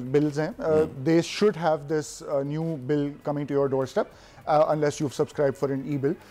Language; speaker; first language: Urdu; native; Urdu